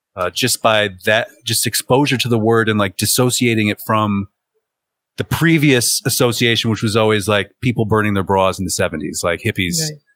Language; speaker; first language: English; native; English